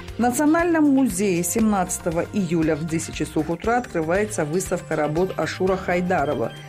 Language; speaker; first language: Russian; non-native, local second language; Tajik